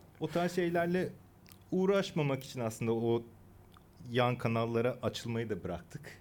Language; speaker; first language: Turkish; early bilingual, other home language; Korean